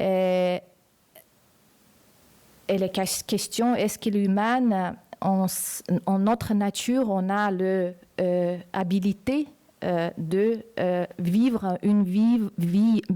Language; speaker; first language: French; non-native, fluent; Uzbek